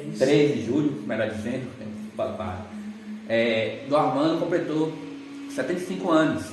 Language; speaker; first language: Portuguese; native; Portuguese